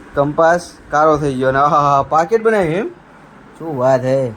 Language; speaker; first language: Gujarati; native; Gujarati